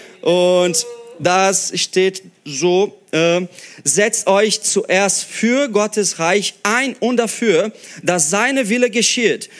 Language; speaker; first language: German; non-native, fluent; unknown